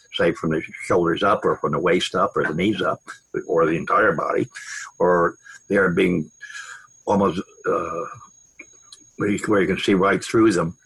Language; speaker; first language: English; native; English